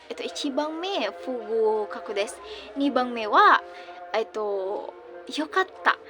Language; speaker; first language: Japanese; non-native, learner; Indonesian